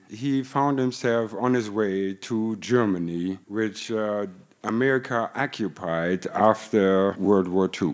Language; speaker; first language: English; non-native, fluent; German